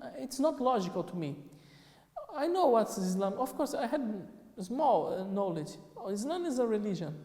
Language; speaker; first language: English; non-native, fluent; Portuguese